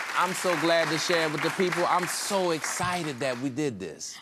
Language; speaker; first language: English; native; English